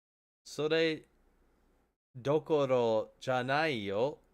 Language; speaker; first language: Japanese; non-native, learner; English